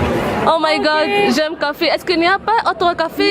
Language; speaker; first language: French; non-native, learner; Arabic